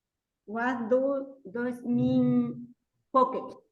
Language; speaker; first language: English; non-native, learner; Spanish